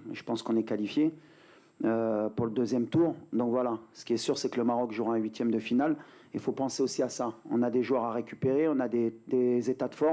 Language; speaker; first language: French; native; French